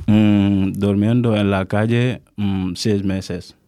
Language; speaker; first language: Spanish; non-native, learner; Wolof